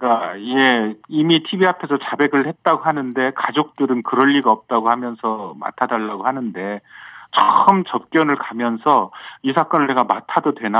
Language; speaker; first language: Korean; native; Korean